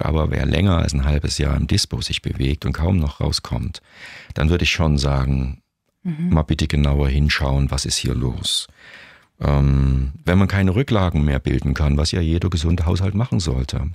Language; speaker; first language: German; native; German